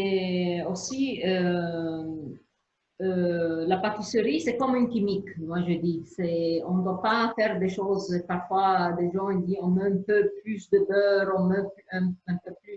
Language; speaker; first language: French; non-native, fluent; Arabic